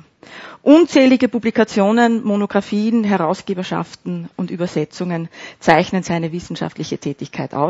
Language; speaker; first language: German; native; German